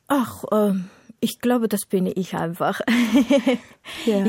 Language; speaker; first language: German; non-native, fluent; Mongolian